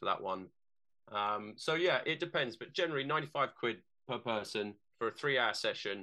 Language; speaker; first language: English; native; English